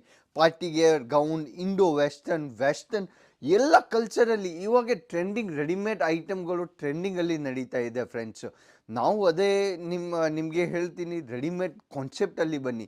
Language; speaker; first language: Kannada; non-native, local second language; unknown